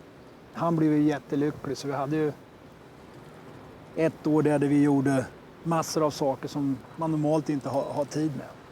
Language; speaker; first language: Swedish; native; Swedish